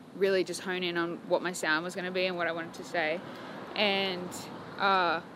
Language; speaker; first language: English; native; English